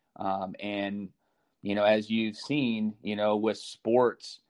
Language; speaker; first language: English; native; English